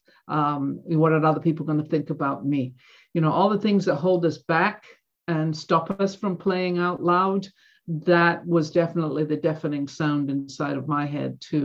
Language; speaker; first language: English; native; English